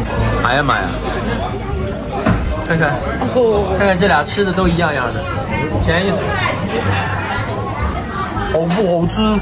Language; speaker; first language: Chinese; native; Chinese